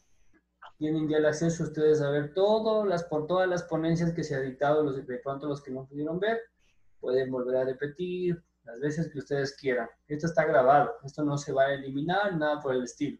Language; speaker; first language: Spanish; native; Spanish